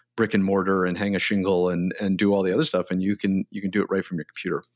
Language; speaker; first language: English; native; English